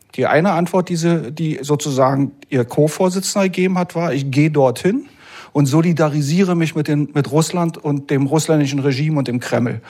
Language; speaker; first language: German; native; German